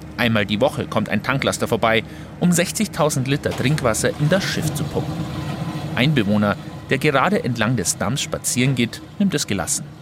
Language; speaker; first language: German; native; German